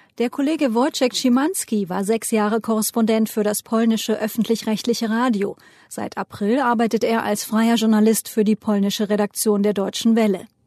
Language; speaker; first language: German; early bilingual, other home language; Turkish